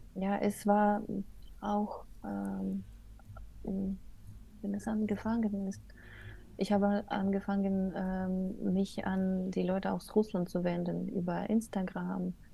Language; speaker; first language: German; non-native, learner; Russian